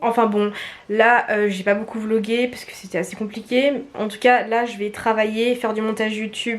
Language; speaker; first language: French; native; French